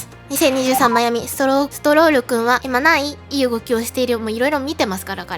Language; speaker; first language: Japanese; native; Japanese